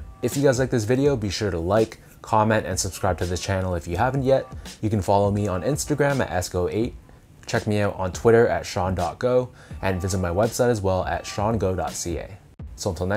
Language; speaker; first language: English; native; English